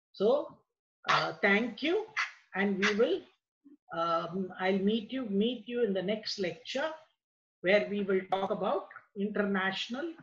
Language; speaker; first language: English; non-native, local second language; Marathi